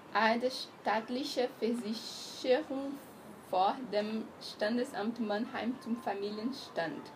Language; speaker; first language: German; non-native, learner; Portuguese